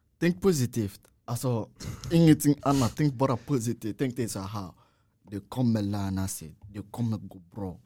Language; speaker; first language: Swedish; non-native, fluent; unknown